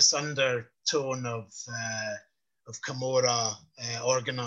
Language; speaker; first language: English; native; English